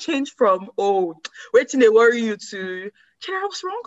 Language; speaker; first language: English; non-native, local second language; Yoruba